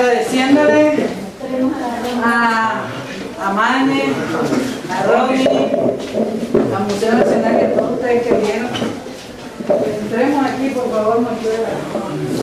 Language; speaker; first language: Spanish; native; Spanish